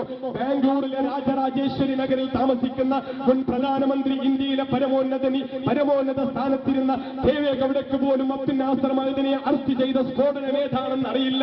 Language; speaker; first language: Malayalam; native; Malayalam